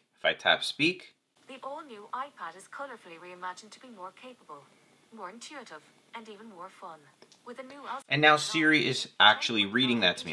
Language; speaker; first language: English; native; English